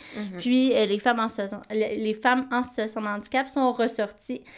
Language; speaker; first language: French; native; French